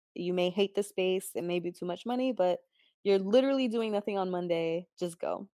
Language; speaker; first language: English; native; English